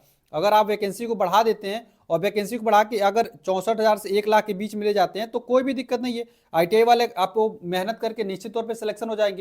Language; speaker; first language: Hindi; native; Hindi